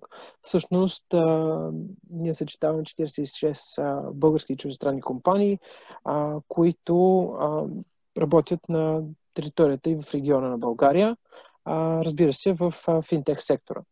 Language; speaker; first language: Bulgarian; native; Bulgarian